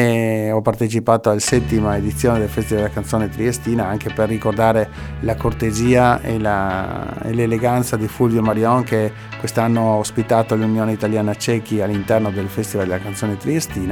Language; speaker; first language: Italian; native; Italian